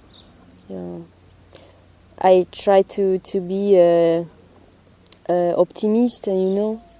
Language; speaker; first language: English; non-native, learner; Hungarian